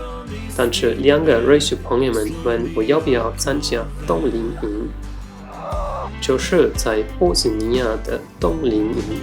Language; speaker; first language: Chinese; non-native, fluent; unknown